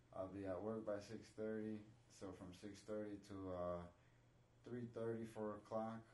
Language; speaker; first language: English; non-native, fluent; Spanish